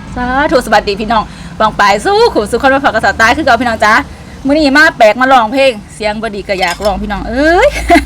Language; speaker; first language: Thai; native; Thai